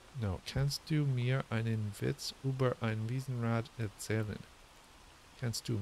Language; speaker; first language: German; non-native, learner; English